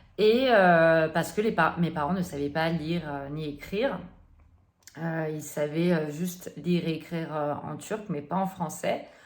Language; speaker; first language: French; early bilingual, other home language; Turkish